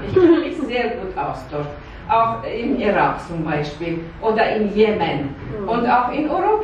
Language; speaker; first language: German; non-native, learner; Persian